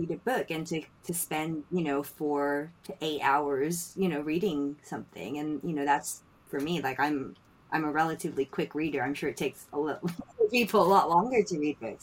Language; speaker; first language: English; non-native, local second language; Filipino